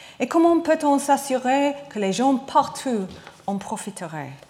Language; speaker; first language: French; non-native, learner; English